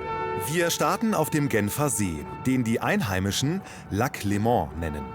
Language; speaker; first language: German; native; German